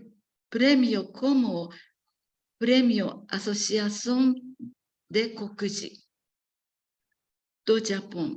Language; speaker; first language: Portuguese; non-native, learner; Japanese